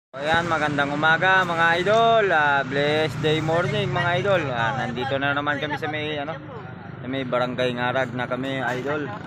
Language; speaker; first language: Filipino; non-native, local second language; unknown